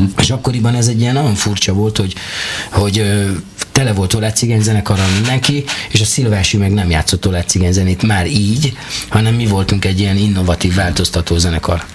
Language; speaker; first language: Hungarian; native; Hungarian